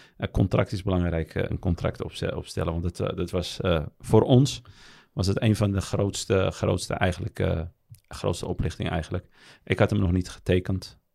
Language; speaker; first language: Dutch; early bilingual, other home language; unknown